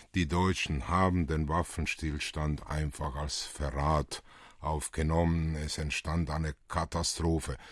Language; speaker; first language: German; early bilingual, other home language; Italian